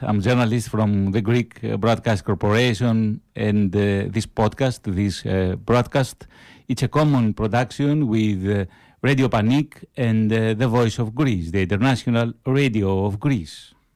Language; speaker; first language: English; non-native, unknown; Greek